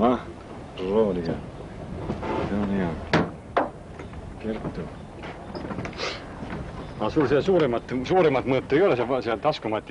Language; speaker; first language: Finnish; non-native, learner; Estonian